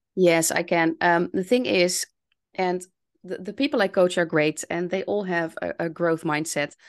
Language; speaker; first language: English; non-native, fluent; Dutch